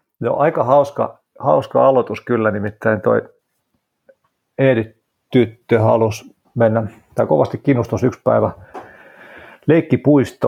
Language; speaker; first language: Finnish; native; Finnish